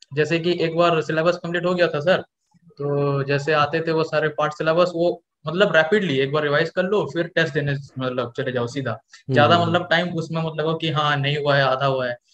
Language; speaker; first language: Hindi; non-native, local second language; Odia